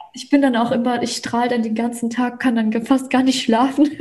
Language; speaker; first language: German; early bilingual, other home language; Russian